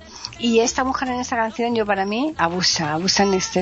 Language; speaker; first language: Spanish; native; Spanish